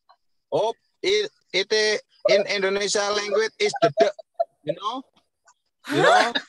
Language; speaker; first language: English; non-native, learner; Indonesian